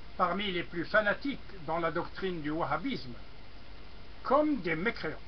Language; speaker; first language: French; non-native, local second language; Arabic